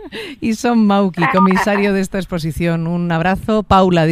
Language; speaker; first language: Spanish; native; Spanish